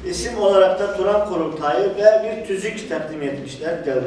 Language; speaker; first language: Turkish; native; Turkish